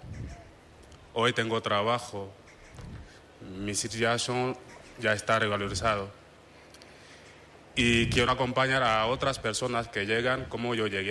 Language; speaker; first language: Spanish; non-native, fluent; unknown